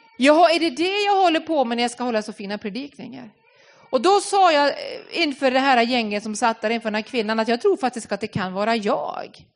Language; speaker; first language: Swedish; non-native, fluent; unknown